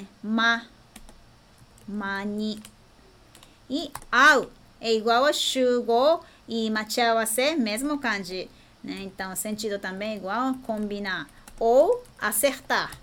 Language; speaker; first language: Portuguese; non-native, fluent; Japanese